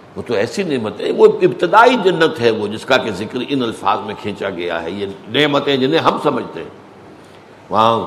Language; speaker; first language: Urdu; native; Urdu